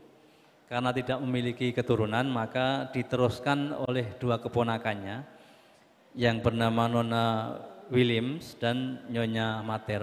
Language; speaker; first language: Indonesian; native; Indonesian